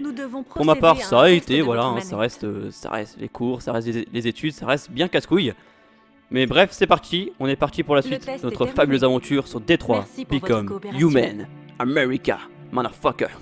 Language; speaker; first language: French; native; French